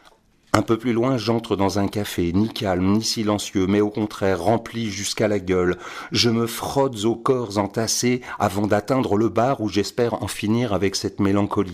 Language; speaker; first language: French; native; French